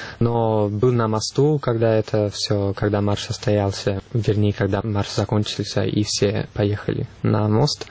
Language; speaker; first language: Russian; non-native, fluent; Italian